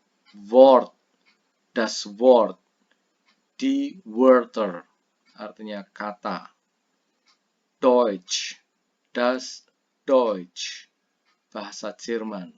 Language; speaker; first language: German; non-native, fluent; Indonesian